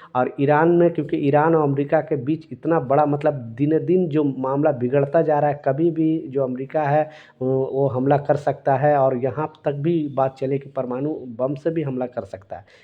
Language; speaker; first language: Hindi; native; Hindi